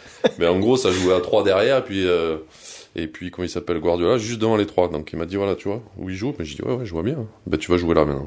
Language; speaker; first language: French; native; French